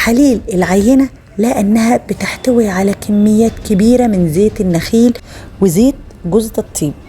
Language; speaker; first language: Arabic; native; Arabic